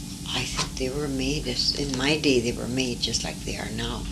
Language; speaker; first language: English; early bilingual, other home language; French